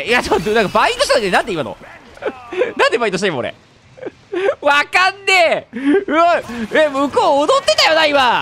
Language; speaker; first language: Japanese; native; Japanese